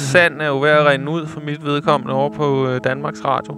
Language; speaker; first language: Danish; native; Danish